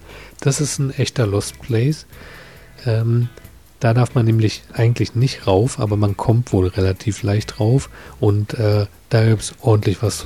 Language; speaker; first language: German; native; German